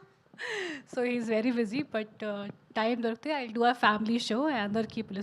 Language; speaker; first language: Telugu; non-native, fluent; Hindi